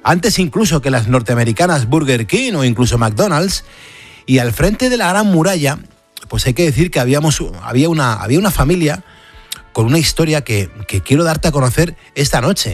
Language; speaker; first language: Spanish; native; Spanish